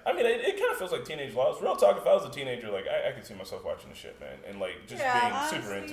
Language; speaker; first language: English; native; English